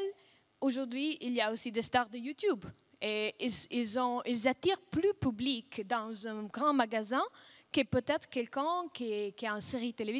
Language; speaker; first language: French; non-native, fluent; Russian